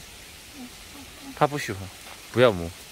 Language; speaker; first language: Chinese; non-native, learner; Russian